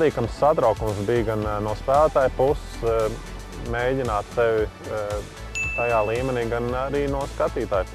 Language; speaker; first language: Latvian; native; Latvian